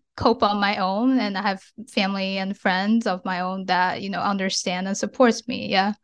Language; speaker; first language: English; non-native, fluent; Chinese